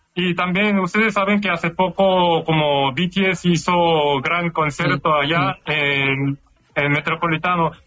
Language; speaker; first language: Spanish; non-native, learner; Korean